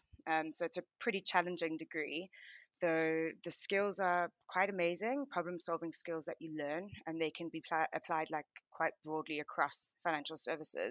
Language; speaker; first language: English; native; English